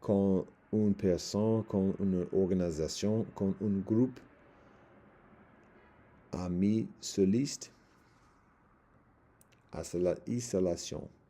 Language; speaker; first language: French; non-native, learner; English